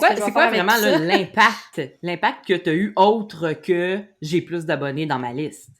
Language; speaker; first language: French; native; French